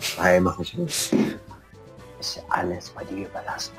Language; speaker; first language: German; native; German